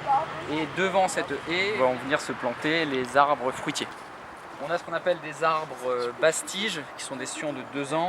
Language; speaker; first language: French; native; French